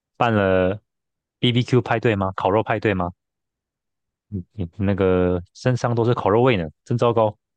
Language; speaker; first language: Chinese; native; Chinese